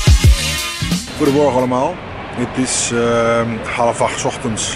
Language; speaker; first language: Dutch; non-native, fluent; Spanish